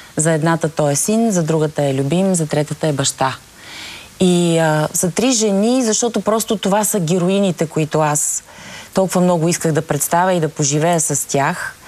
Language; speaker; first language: Bulgarian; native; Bulgarian